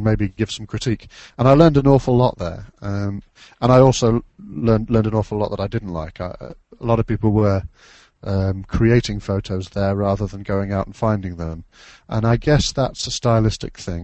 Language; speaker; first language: English; native; English